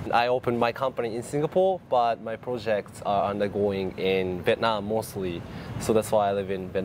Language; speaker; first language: English; non-native, fluent; Japanese